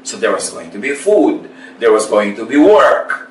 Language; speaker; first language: English; non-native, local second language; Filipino